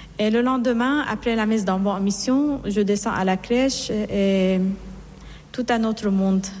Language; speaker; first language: French; non-native, fluent; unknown